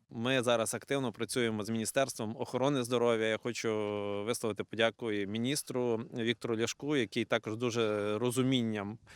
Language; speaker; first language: Ukrainian; native; Ukrainian